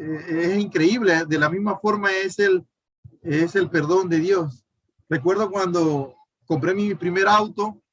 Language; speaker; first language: Spanish; native; Spanish